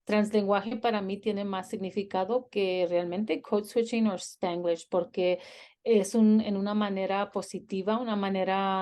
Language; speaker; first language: Spanish; early bilingual, heritage; Spanish